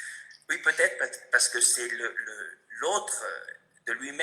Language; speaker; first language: French; non-native, fluent; Spanish